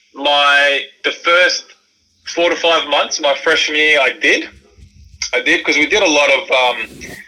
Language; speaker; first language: English; early bilingual, other home language; Croatian